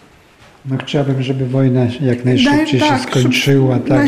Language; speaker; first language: Ukrainian; non-native, learner; Polish